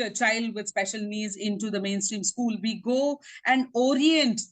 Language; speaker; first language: English; non-native, local second language; Tamil